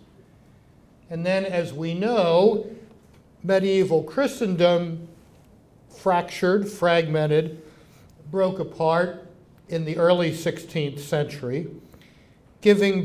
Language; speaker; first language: English; native; English